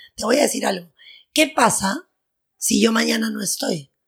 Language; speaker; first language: Spanish; native; Spanish